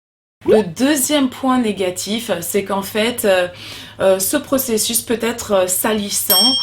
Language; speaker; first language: French; native; French